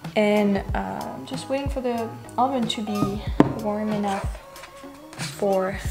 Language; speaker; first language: English; non-native, fluent; French